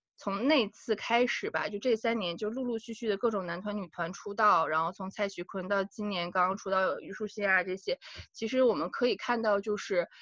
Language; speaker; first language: Chinese; native; Chinese